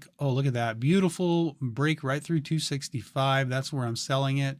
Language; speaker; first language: English; native; English